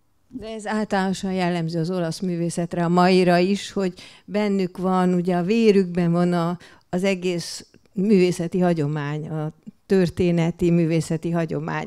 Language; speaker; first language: Hungarian; native; Hungarian